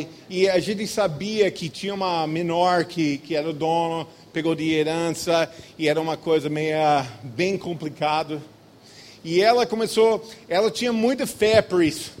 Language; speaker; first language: Portuguese; non-native, fluent; English